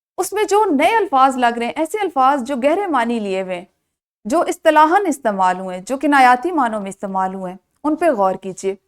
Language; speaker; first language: Urdu; non-native, local second language; Punjabi